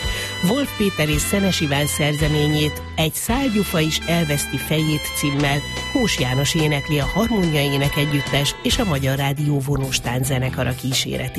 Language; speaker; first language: Hungarian; native; Hungarian